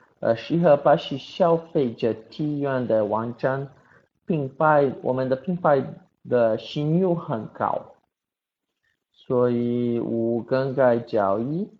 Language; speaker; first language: Chinese; non-native, learner; Portuguese